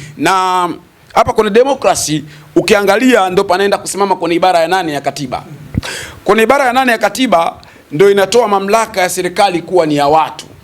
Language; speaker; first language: Swahili; native; Swahili